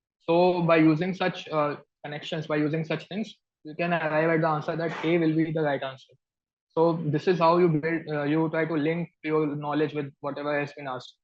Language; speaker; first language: English; non-native, local second language; Hindi